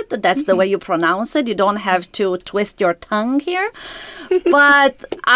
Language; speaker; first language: English; non-native, fluent; Romanian